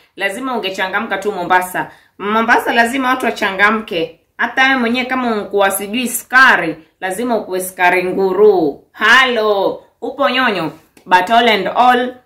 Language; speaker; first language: English; non-native, local second language; Swahili